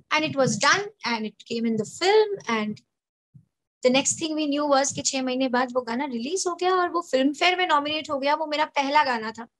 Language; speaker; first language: Hindi; native; Hindi